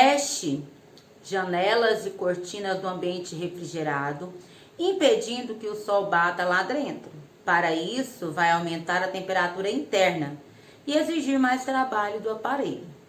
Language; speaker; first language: Portuguese; native; Portuguese